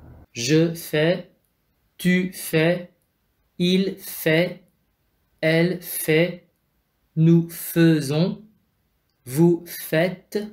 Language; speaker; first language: French; non-native, fluent; Vietnamese